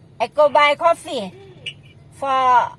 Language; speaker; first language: English; non-native, learner; Thai